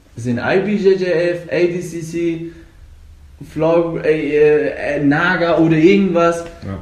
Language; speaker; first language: German; non-native, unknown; Persian